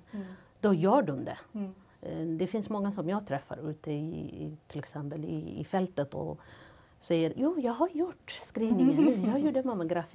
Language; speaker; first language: Swedish; non-native, fluent; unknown